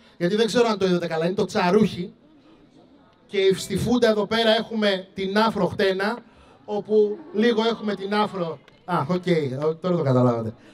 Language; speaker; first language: Greek; early bilingual, other home language; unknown